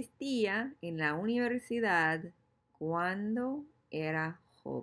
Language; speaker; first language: Spanish; non-native, fluent; English